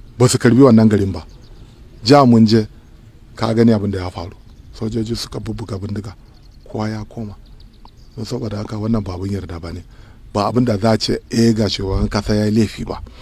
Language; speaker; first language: Hausa; non-native, local second language; Kanuri